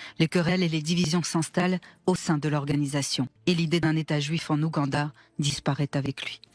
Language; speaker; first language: French; native; French